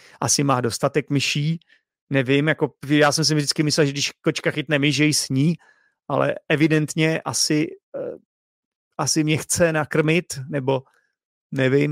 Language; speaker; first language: Czech; native; Czech